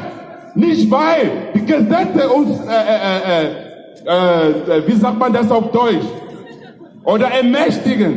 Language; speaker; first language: German; non-native, fluent; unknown